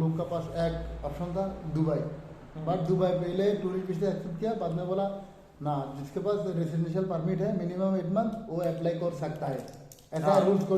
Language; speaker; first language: Hindi; non-native, learner; Bangla